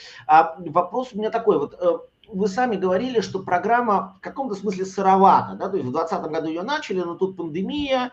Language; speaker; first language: Russian; native; Russian